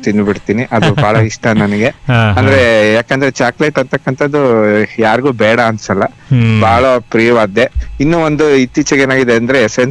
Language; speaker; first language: Kannada; native; Kannada